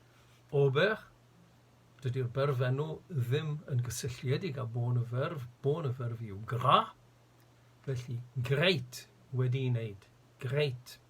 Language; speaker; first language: Welsh; native; Welsh